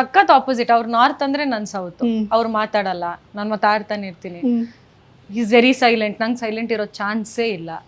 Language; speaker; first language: Kannada; non-native, local second language; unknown